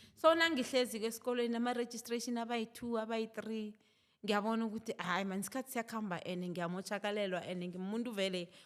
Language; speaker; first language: Zulu; non-native, local second language; South Ndebele